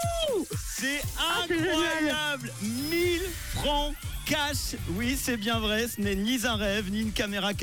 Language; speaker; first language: French; native; French